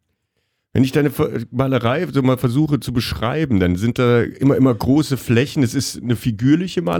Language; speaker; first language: German; native; German